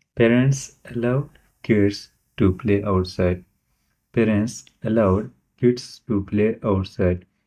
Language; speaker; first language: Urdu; native; Urdu